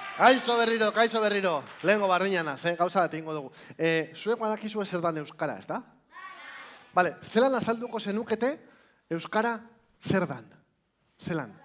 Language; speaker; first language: Basque; native; Basque